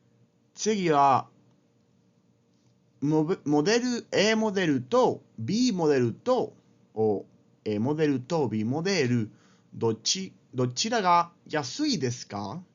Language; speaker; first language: Japanese; non-native, fluent; Spanish